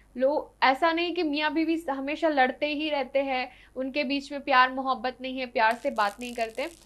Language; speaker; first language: Hindi; non-native, local second language; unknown